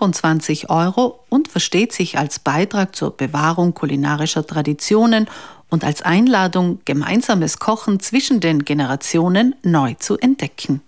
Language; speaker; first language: German; native; German